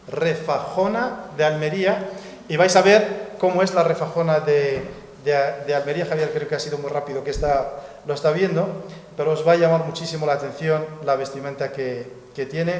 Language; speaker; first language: Spanish; native; Spanish